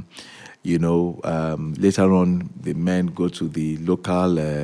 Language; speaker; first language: English; non-native, local second language; Yoruba